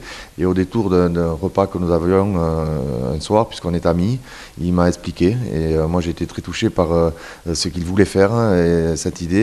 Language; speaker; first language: French; native; French